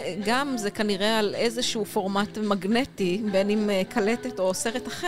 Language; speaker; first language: Hebrew; native; Hebrew